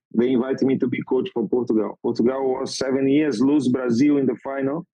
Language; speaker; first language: English; non-native, learner; Portuguese